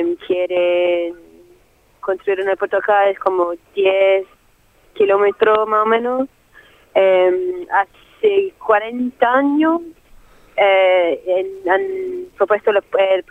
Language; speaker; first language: Spanish; non-native, fluent; French